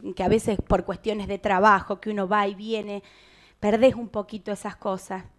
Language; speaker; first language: Spanish; native; Spanish